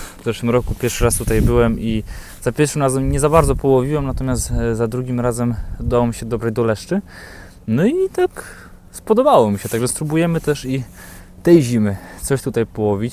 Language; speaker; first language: Polish; native; Polish